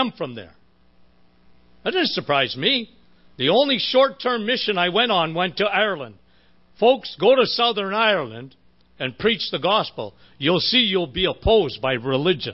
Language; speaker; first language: English; native; English